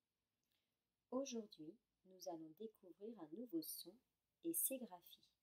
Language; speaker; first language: French; native; French